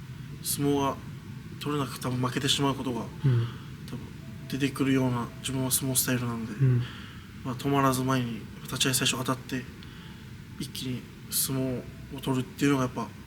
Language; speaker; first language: Japanese; native; Japanese